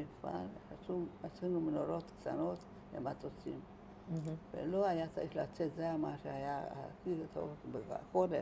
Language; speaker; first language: Hebrew; non-native, fluent; Hungarian